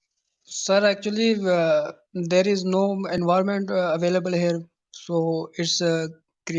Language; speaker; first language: English; non-native, learner; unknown